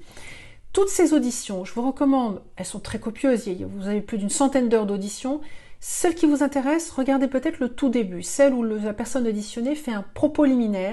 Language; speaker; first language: French; native; French